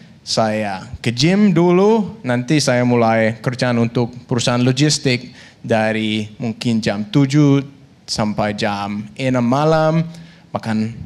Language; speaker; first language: Indonesian; non-native, fluent; Danish